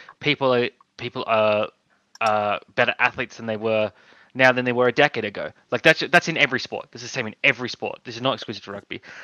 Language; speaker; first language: English; native; English